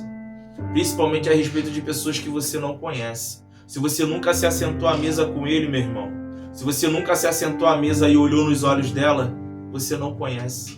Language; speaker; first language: Portuguese; native; Portuguese